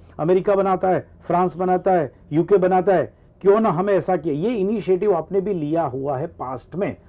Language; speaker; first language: Hindi; non-native, local second language; Gujarati